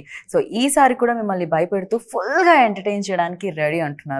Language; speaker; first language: Telugu; native; Telugu